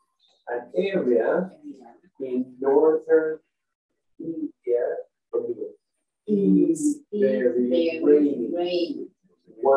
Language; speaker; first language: English; non-native, fluent; Spanish